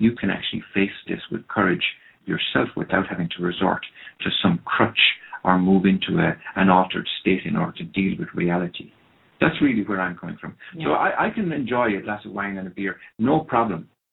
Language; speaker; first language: English; non-native, local second language; Irish